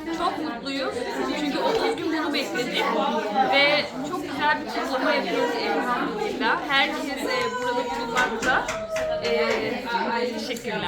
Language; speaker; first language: Turkish; early bilingual, heritage; Turkish